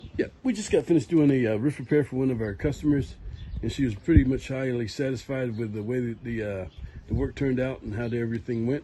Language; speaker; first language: English; native; English